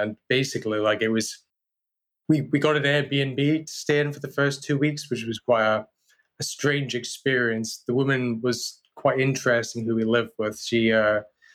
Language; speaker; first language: English; native; English